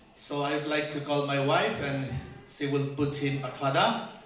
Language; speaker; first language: English; non-native, fluent; Nepali